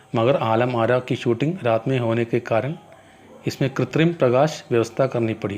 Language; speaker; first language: Hindi; non-native, local second language; Malayalam